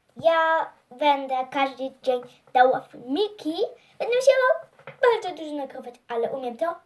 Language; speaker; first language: Polish; early bilingual, heritage; Polish